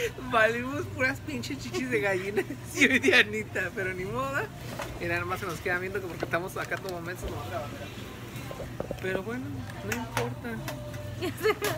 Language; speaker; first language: Spanish; early bilingual, heritage; Spanish